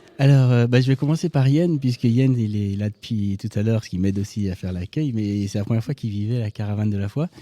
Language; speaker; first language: French; native; French